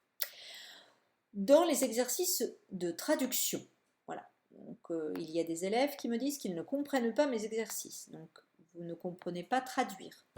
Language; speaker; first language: French; native; French